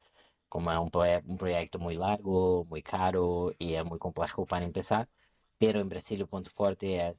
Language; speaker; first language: Spanish; non-native, local second language; Portuguese